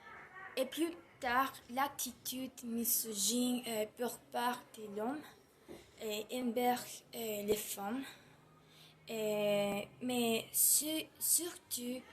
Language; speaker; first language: French; non-native, learner; Spanish